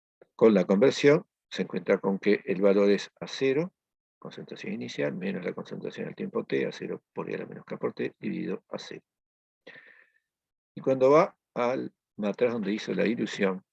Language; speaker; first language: Spanish; native; Spanish